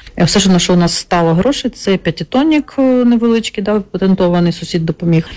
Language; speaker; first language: Ukrainian; non-native, local second language; Russian